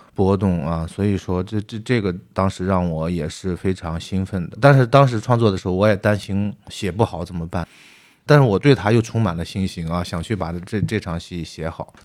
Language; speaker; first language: Chinese; native; Chinese